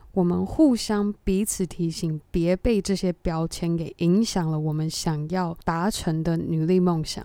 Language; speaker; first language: Chinese; native; Chinese